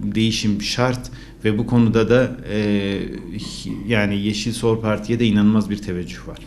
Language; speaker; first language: Turkish; native; Turkish